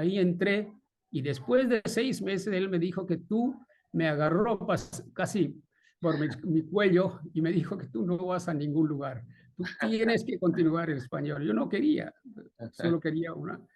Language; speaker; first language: Spanish; non-native, fluent; Bangla